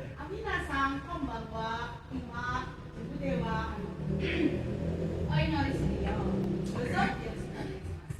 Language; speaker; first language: Japanese; non-native, learner; Indonesian